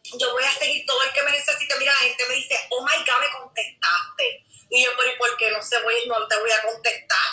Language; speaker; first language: Spanish; native; Spanish